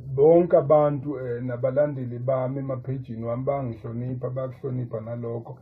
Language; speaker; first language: Zulu; native; Zulu